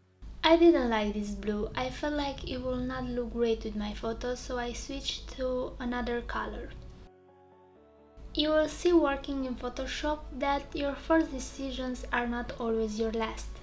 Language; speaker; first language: English; non-native, fluent; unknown